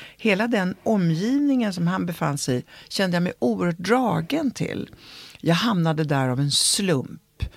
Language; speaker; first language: Swedish; early bilingual, other home language; Italian